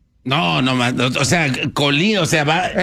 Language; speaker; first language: Spanish; native; Spanish